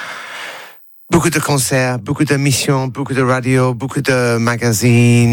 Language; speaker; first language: French; non-native, learner; English